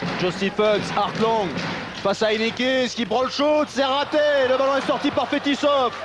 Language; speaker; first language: French; native; French